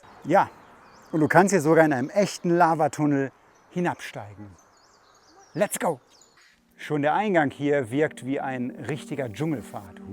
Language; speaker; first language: German; native; German